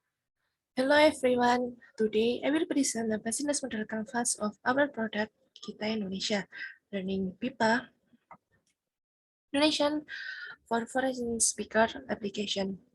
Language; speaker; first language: English; non-native, fluent; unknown